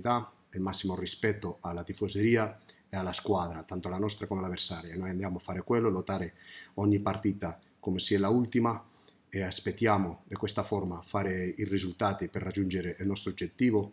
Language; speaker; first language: Italian; non-native, fluent; Spanish